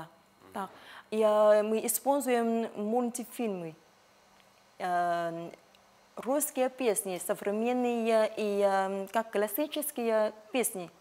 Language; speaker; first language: Russian; non-native, fluent; Vietnamese